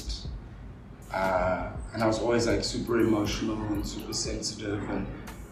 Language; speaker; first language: English; non-native, local second language; Afrikaans